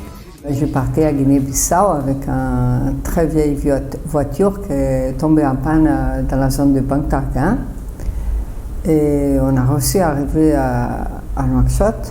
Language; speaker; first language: French; non-native, fluent; Portuguese